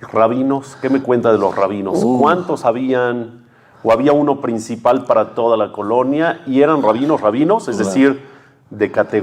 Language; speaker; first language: Spanish; native; Spanish